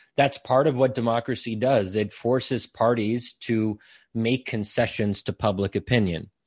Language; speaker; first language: English; native; English